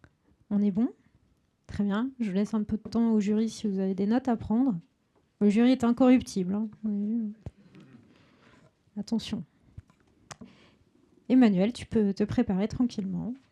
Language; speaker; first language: French; native; French